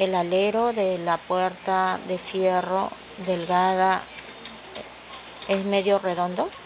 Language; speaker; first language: Spanish; native; Spanish